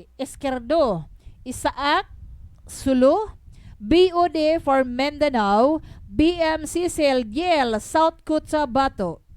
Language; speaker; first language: Filipino; non-native, local second language; Bikol